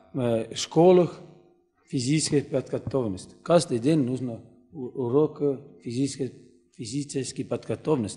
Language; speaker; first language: Russian; non-native, learner; Estonian